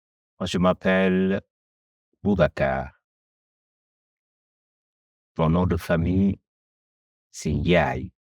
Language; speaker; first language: French; non-native, local second language; Wolof